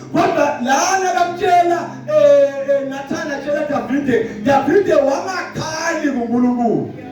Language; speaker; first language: Zulu; non-native, local second language; Swati